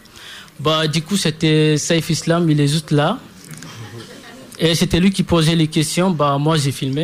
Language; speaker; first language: French; non-native, local second language; Fula